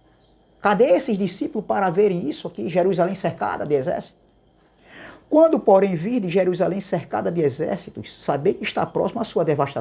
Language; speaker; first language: Portuguese; native; Portuguese